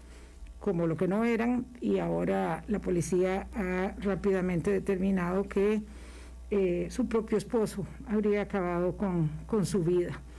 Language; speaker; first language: Spanish; native; Spanish